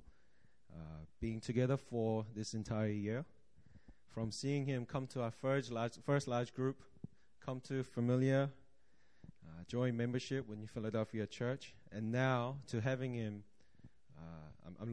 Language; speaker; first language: English; native; English